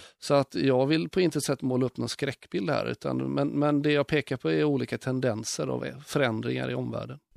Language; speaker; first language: Swedish; native; Swedish